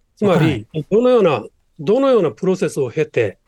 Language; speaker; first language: Japanese; native; Japanese